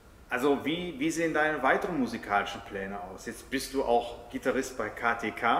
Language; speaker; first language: German; native; German